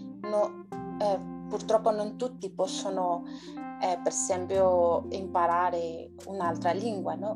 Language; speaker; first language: Italian; non-native, learner; Spanish